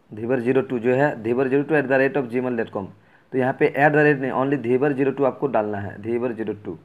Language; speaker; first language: Hindi; native; Hindi